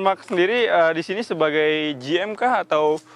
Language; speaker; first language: Indonesian; native; Indonesian